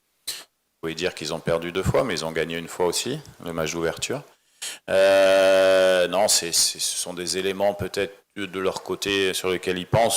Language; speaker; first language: French; native; French